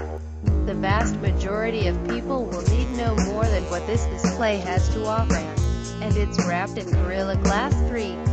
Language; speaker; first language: English; native; English